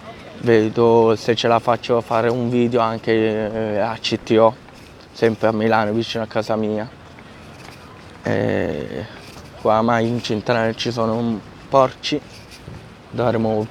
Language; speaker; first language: Italian; non-native, fluent; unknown